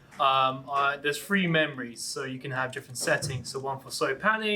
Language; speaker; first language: English; native; English